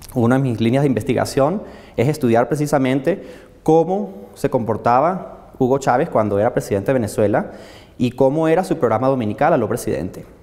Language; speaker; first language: Spanish; native; Spanish